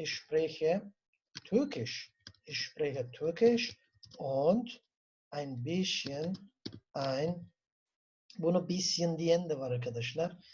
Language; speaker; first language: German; non-native, fluent; Turkish